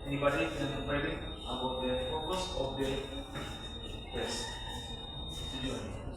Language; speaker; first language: English; non-native, learner; Indonesian